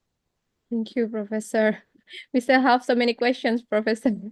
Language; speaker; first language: English; non-native, fluent; Indonesian